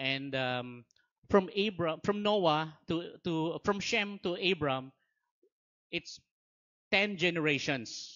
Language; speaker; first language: English; non-native, local second language; Filipino